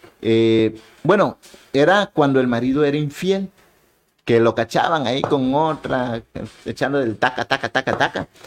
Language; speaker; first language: Spanish; native; Spanish